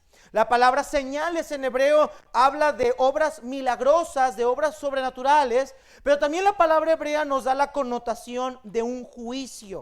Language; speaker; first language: Spanish; native; Spanish